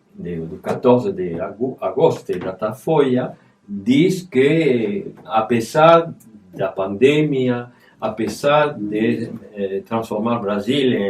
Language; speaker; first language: Portuguese; non-native, fluent; French